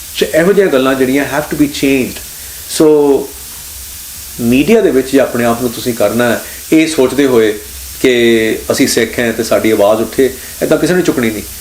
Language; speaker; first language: Punjabi; early bilingual, heritage; Punjabi